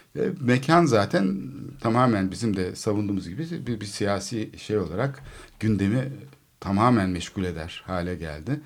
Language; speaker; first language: Turkish; native; Turkish